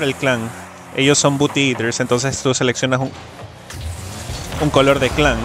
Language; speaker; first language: Spanish; native; Spanish